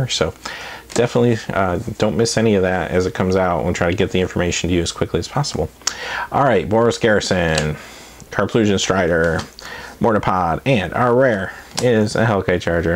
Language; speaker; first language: English; native; English